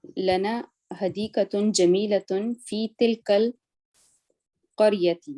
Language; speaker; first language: Arabic; non-native, learner; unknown